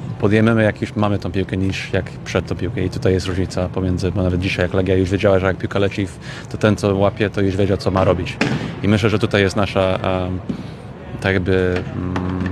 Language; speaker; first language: Polish; early bilingual, heritage; English